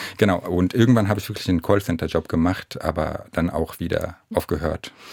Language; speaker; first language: German; non-native, fluent; Arabic